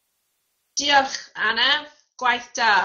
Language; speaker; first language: Welsh; non-native, fluent; English